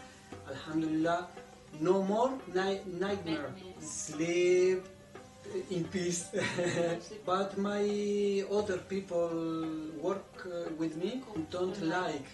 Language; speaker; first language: English; non-native, learner; Spanish